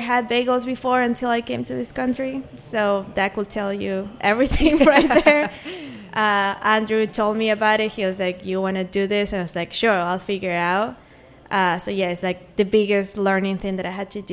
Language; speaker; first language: English; non-native, fluent; Spanish